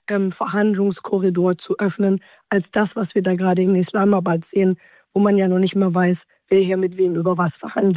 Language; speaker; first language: German; native; German